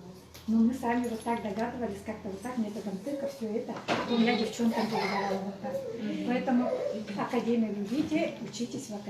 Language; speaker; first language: Russian; native; Russian